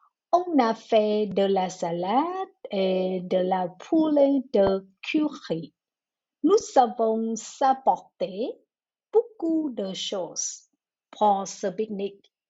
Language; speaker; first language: French; non-native, learner; Vietnamese